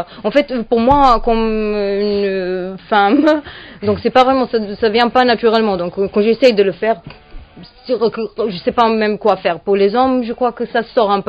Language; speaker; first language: French; non-native, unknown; Serbian